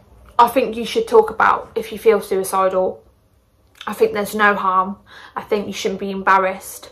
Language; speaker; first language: English; native; English